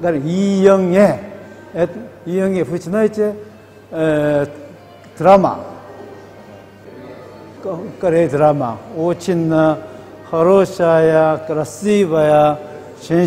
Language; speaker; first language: Russian; non-native, learner; Korean